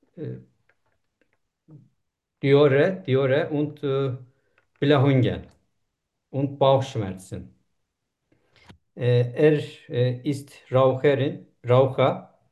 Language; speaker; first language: German; non-native, learner; Turkish